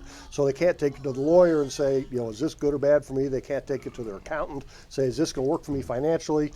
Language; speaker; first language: English; native; English